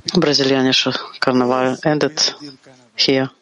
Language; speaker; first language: German; non-native, fluent; Portuguese